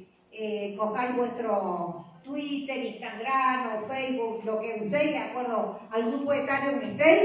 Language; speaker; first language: Spanish; native; Spanish